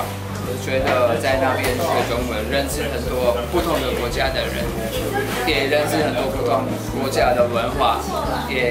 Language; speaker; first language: Chinese; non-native, learner; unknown